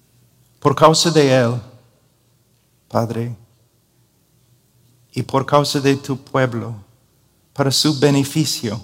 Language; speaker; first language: Spanish; non-native, fluent; English